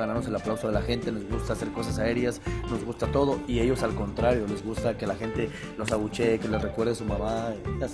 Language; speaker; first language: Spanish; native; Spanish